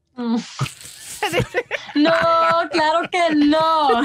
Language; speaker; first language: Spanish; early bilingual, heritage; Spanish